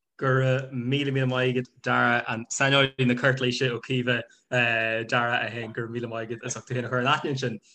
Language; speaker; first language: Irish; non-native, local second language; English